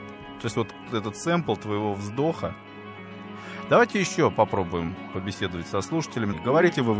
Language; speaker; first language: Russian; native; Russian